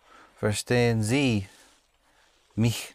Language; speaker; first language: German; non-native, learner; English